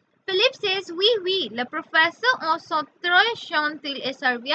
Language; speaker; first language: French; non-native, learner; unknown